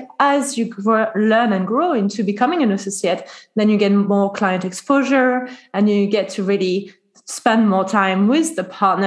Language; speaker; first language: English; non-native, fluent; French